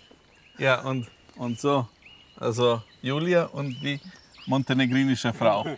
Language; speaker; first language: German; non-native, fluent; Serbian